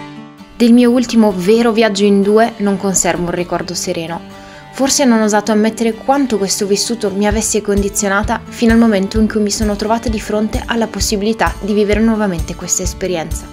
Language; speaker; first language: Italian; native; Italian